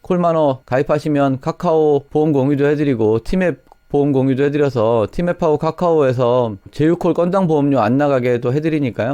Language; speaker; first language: Korean; native; Korean